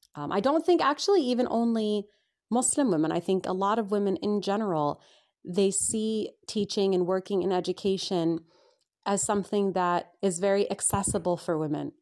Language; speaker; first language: English; native; English